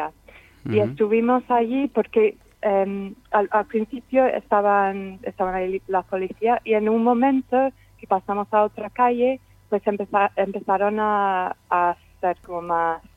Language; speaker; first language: Spanish; non-native, fluent; English